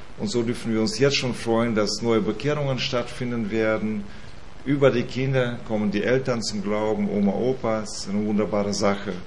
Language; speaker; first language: German; early bilingual, heritage; German